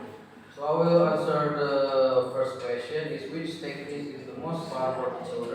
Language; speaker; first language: English; non-native, learner; Indonesian